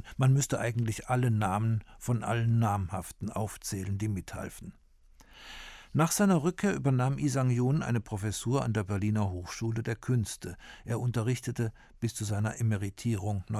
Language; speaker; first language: German; native; German